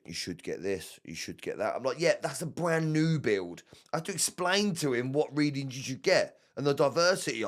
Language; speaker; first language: English; native; English